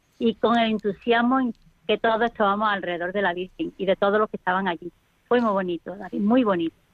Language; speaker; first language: Spanish; native; Spanish